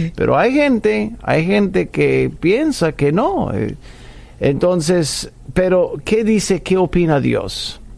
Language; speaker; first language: Spanish; non-native, fluent; English